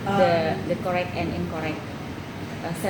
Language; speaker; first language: English; non-native, learner; Indonesian